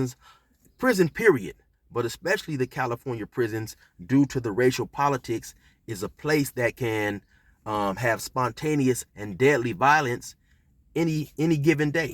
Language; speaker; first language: English; native; English